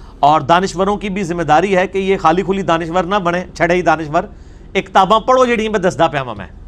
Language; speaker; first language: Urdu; non-native, local second language; Punjabi